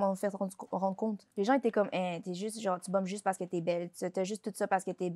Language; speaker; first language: French; native; French